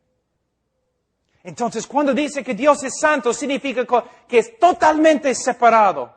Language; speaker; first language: Spanish; non-native, fluent; English